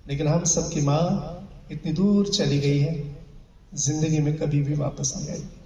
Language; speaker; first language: Hindi; non-native, local second language; Marathi